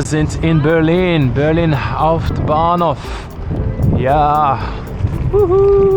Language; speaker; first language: German; non-native, learner; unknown